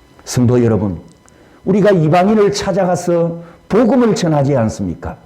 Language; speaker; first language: Korean; native; Korean